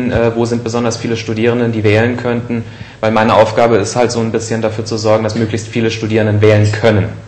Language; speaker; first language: German; native; German